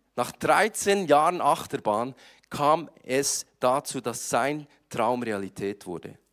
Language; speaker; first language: German; native; German